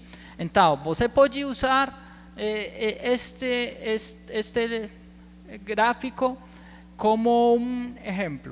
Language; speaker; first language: Portuguese; non-native, learner; Spanish